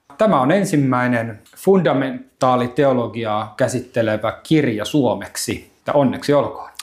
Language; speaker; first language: Finnish; native; Finnish